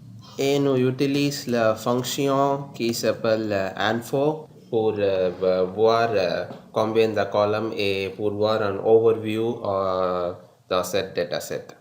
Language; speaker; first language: French; non-native, learner; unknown